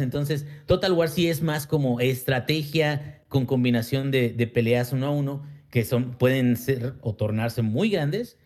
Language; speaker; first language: Spanish; native; Spanish